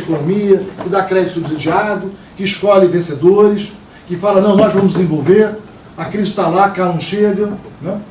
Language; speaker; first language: Portuguese; native; Portuguese